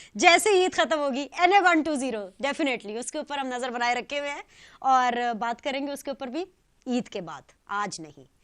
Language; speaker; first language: Urdu; native; Urdu